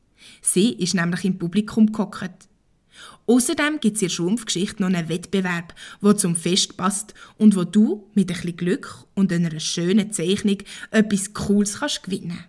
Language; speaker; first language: German; native; German